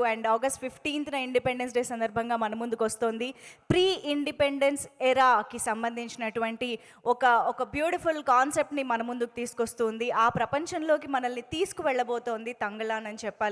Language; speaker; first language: Telugu; native; Telugu